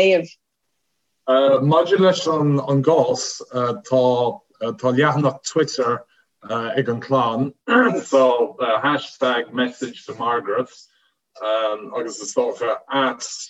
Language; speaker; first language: Irish; non-native, fluent; English